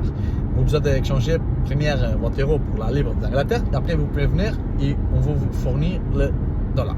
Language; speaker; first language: French; non-native, learner; Portuguese